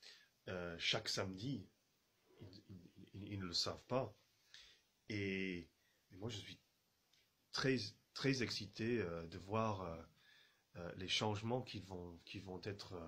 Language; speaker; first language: French; non-native, fluent; English